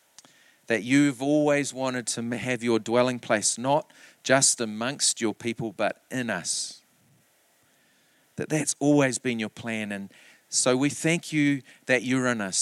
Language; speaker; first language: English; native; English